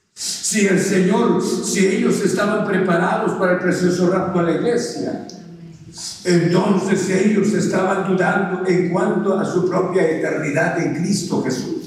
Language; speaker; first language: Spanish; native; Spanish